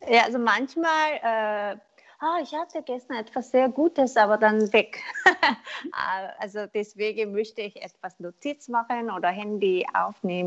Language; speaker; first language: German; non-native, learner; Korean